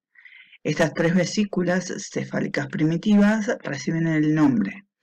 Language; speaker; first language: Spanish; native; Spanish